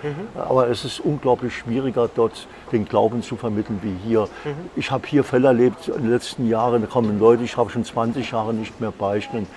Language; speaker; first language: German; native; German